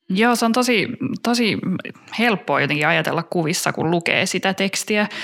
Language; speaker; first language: Finnish; early bilingual, heritage; Finnish